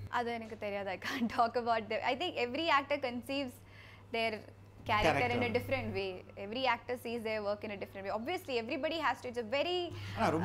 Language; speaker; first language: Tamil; non-native, local second language; Malayalam